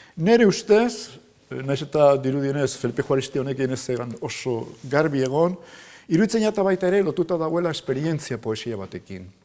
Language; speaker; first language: Basque; native; Basque